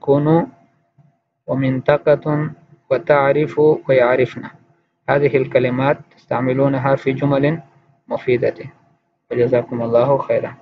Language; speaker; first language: Arabic; non-native, fluent; Urdu